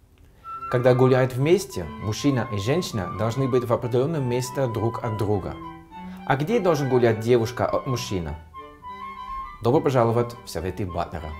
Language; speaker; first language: Russian; non-native, fluent; Dutch